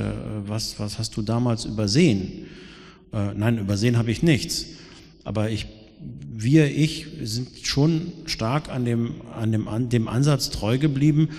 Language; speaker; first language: German; native; German